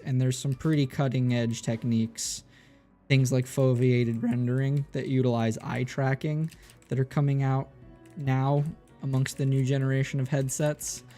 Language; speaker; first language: English; native; English